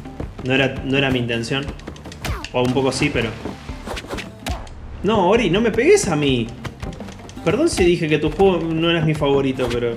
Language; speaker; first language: Spanish; native; Spanish